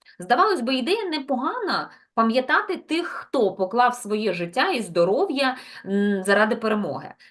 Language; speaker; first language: Ukrainian; native; Ukrainian